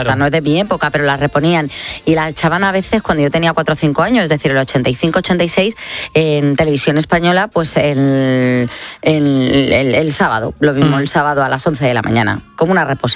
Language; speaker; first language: Spanish; native; Spanish